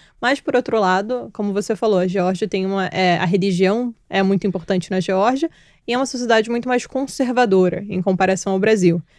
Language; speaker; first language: Portuguese; early bilingual, other home language; Georgian